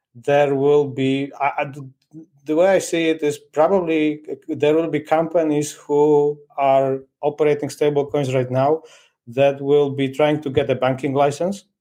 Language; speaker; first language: English; non-native, fluent; Polish